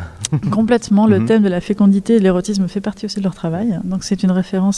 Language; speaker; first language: French; native; French